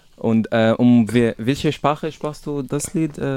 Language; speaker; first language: German; non-native, learner; Arabic